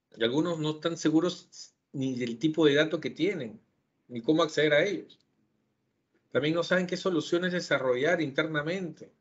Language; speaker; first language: Spanish; native; Spanish